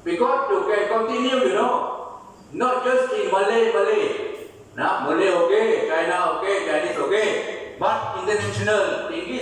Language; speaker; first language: English; non-native, learner; Thai